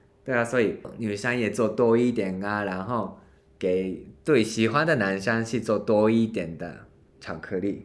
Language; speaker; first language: Chinese; non-native, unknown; Japanese